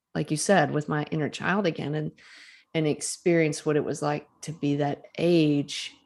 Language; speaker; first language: English; native; English